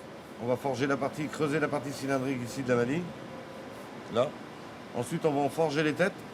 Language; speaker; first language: French; native; French